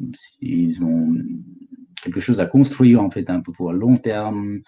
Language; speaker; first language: French; non-native, fluent; Nepali